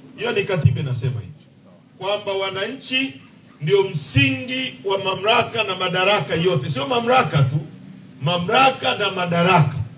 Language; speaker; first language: Swahili; native; Swahili